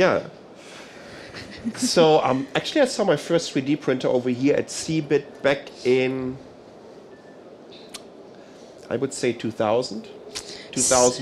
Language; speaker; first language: English; non-native, fluent; German